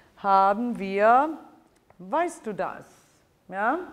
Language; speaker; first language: German; non-native, fluent; English